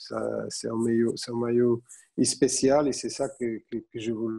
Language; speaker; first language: French; non-native, fluent; Portuguese